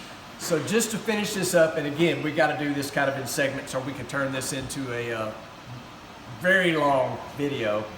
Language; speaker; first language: English; native; English